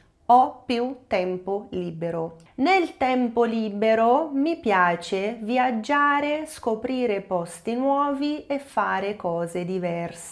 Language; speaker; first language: Italian; non-native, fluent; Portuguese